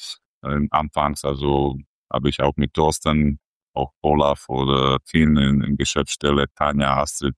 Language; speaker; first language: German; non-native, fluent; Croatian